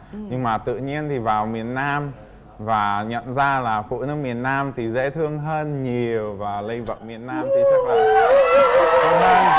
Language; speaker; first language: Vietnamese; non-native, fluent; Czech